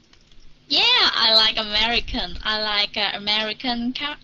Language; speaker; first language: English; non-native, learner; Vietnamese